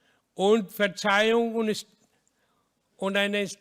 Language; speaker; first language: German; non-native, learner; Hindi